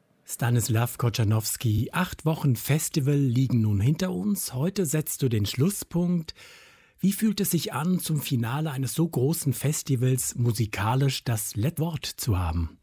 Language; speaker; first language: German; native; German